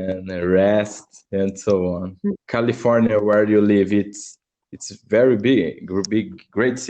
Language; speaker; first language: English; non-native, learner; Portuguese